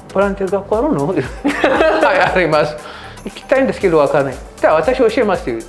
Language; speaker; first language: Japanese; non-native, fluent; Amharic